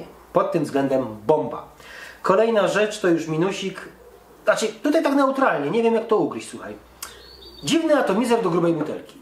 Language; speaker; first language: Polish; native; Polish